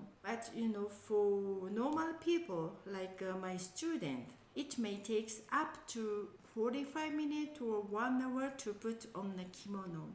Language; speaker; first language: English; non-native, learner; Japanese